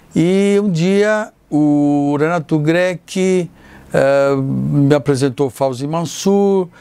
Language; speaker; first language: Portuguese; non-native, fluent; Italian